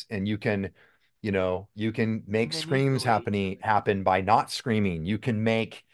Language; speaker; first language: English; native; English